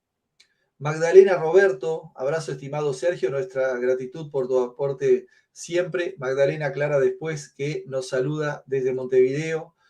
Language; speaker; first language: Spanish; native; Spanish